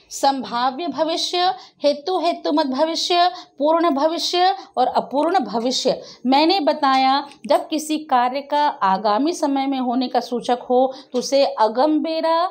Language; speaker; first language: Hindi; native; Hindi